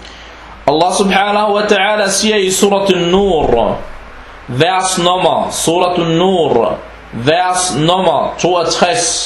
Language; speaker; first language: Danish; early bilingual, other home language; Arabic